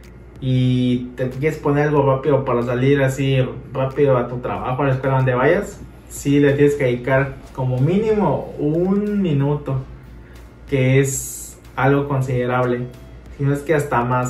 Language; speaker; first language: Spanish; native; Spanish